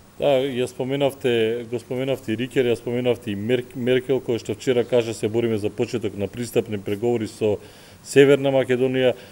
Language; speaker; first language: Macedonian; native; Macedonian